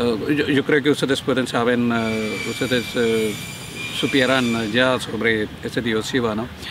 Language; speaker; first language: Spanish; non-native, learner; Malayalam